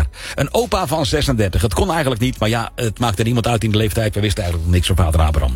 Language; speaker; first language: Dutch; native; Dutch